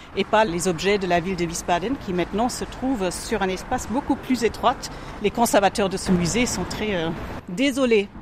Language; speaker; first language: French; non-native, fluent; German